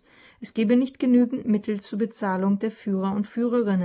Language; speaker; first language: German; native; German